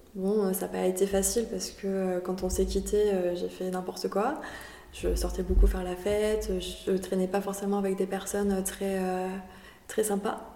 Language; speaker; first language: French; early bilingual, other home language; Spanish